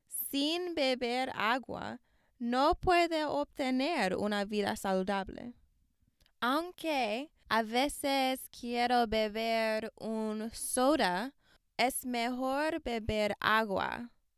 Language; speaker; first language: Spanish; non-native, learner; English